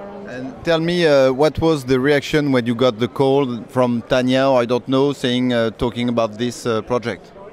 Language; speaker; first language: English; non-native, fluent; French